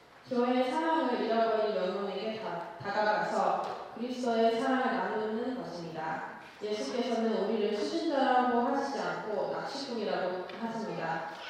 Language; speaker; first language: Korean; early bilingual, heritage; Korean